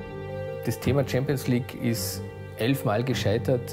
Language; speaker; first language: German; native; German